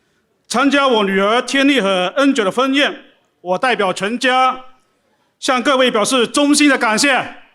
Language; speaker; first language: Chinese; native; Chinese